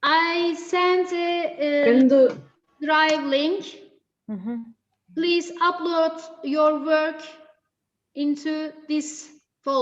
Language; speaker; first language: English; non-native, fluent; Turkish